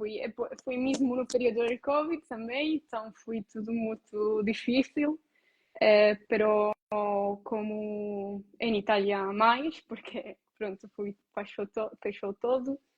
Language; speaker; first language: Portuguese; non-native, learner; Italian